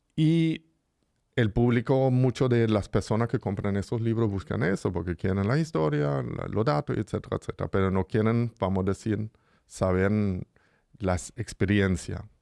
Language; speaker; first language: Spanish; non-native, fluent; German